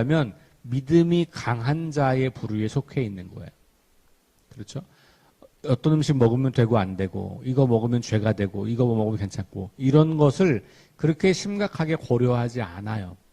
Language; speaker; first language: Korean; native; Korean